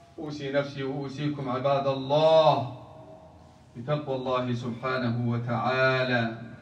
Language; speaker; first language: Arabic; non-native, local second language; Somali